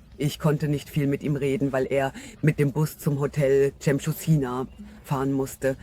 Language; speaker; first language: German; non-native, fluent; Russian